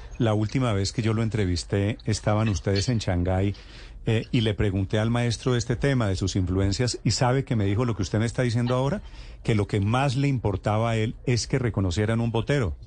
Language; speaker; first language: Spanish; native; Spanish